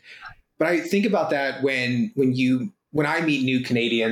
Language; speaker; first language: English; native; English